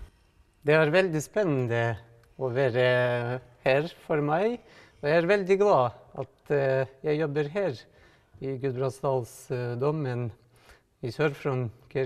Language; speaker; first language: Norwegian; non-native, fluent; Russian